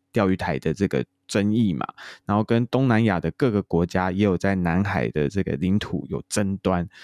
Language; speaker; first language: Chinese; native; Chinese